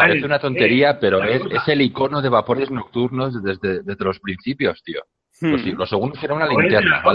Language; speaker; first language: Spanish; native; Spanish